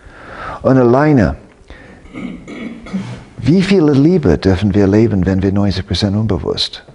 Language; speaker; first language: German; non-native, fluent; English